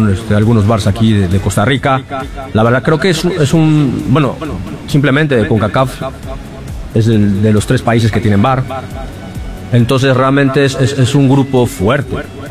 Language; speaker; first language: Spanish; native; Spanish